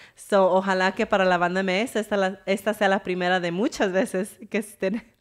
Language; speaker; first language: Spanish; early bilingual, heritage; Spanish